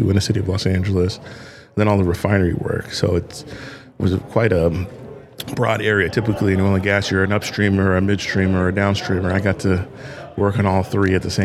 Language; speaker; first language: English; native; English